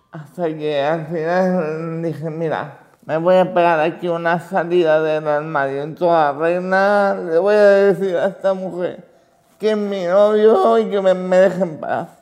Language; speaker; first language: Spanish; early bilingual, heritage; Spanish